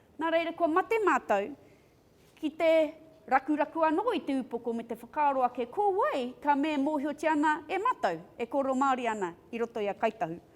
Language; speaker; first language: Māori; non-native, local second language; English